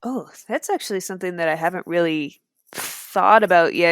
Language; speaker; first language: English; native; English